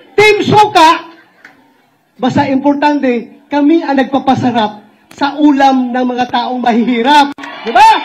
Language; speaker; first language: Filipino; non-native, local second language; Cebuano